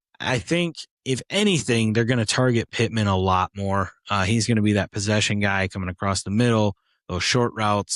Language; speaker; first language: English; native; English